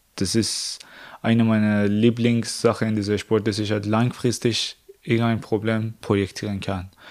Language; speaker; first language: German; non-native, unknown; Persian